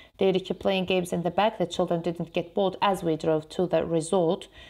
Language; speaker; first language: English; non-native, fluent; Azerbaijani